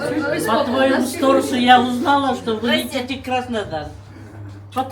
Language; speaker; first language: Russian; non-native, local second language; Kyrgyz